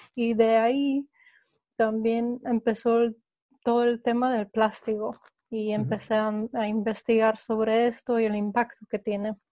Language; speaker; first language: Spanish; non-native, fluent; Polish